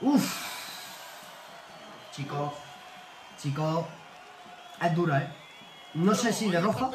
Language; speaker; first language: Spanish; native; Spanish